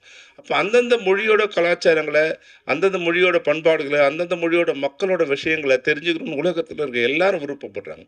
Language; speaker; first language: Tamil; native; Tamil